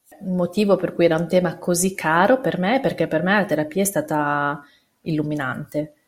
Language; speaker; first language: Italian; early bilingual, other home language; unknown